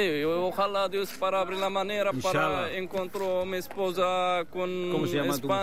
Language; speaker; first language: Spanish; non-native, learner; Arabic